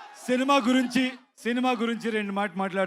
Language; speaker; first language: Telugu; non-native, learner; Kannada